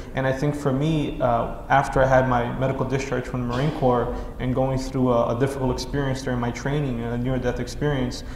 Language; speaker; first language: English; non-native, fluent; Portuguese